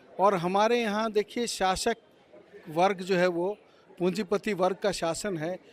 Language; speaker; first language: Hindi; native; Hindi